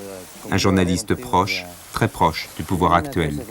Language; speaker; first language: French; native; French